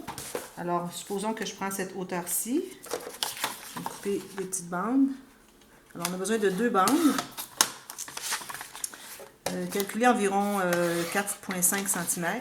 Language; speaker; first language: French; native; French